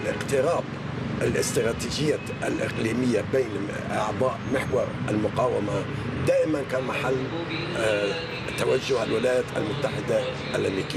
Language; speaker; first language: Arabic; non-native, fluent; Persian